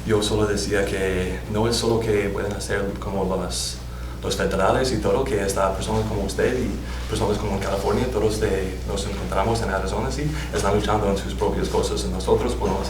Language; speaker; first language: Spanish; non-native, fluent; English